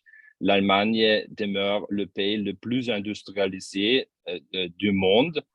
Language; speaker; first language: French; non-native, fluent; German